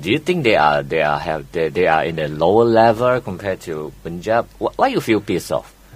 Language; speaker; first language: English; non-native, local second language; Chinese